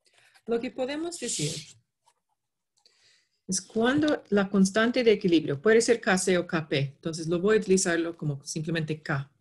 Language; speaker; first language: Spanish; non-native, fluent; English